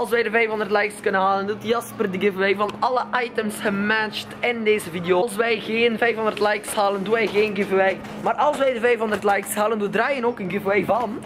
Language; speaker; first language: Dutch; native; Dutch